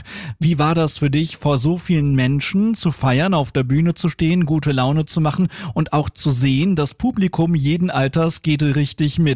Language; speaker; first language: German; native; German